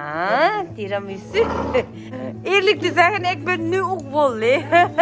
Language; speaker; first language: Dutch; non-native, learner; Tibetan